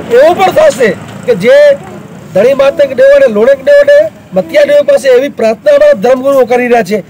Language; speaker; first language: Gujarati; non-native, local second language; Kachhi